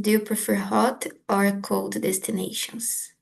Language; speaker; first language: English; non-native, fluent; Portuguese